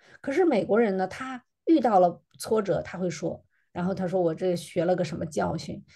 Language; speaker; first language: Chinese; native; Chinese